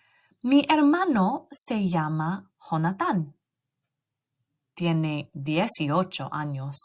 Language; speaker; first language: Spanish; non-native, learner; English